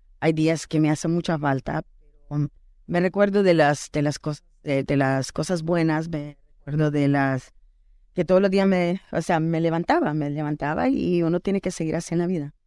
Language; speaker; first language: Spanish; early bilingual, heritage; Spanish